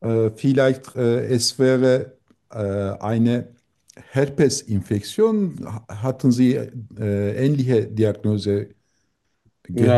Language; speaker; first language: German; non-native, learner; Turkish